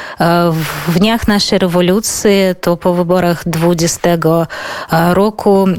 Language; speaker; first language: Polish; non-native, fluent; Belarusian